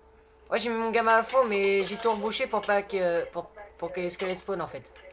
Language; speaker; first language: French; native; French